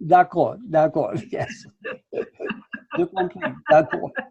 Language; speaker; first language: French; non-native, learner; English